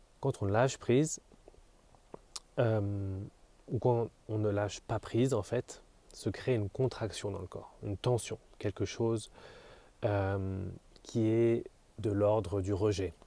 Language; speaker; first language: French; native; French